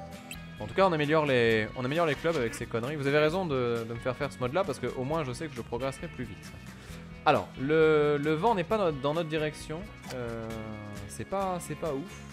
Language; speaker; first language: French; native; French